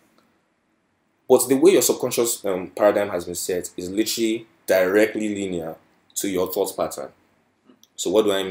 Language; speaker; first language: English; non-native, local second language; Yoruba